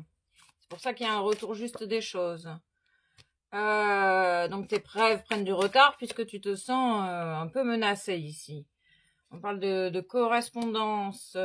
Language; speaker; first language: French; native; French